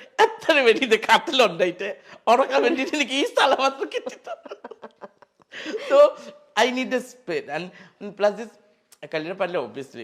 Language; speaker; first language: Malayalam; non-native, fluent; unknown